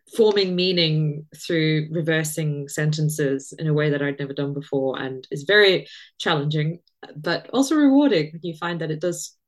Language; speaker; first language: English; native; English